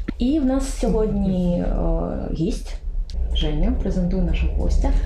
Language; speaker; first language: Ukrainian; non-native, local second language; Russian